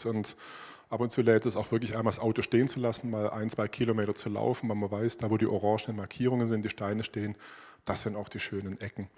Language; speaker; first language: German; native; German